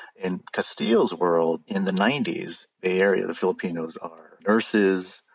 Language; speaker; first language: English; native; English